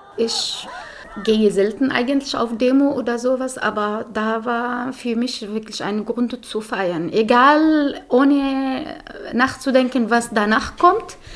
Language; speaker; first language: German; non-native, fluent; Arabic